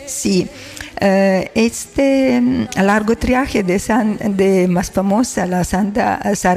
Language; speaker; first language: Spanish; non-native, learner; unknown